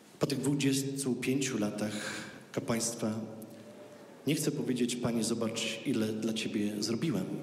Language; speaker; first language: Polish; native; Polish